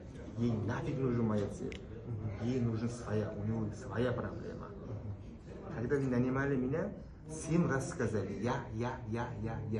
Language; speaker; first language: Russian; non-native, local second language; Uzbek